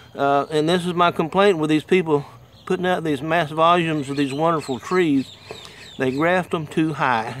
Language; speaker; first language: English; native; English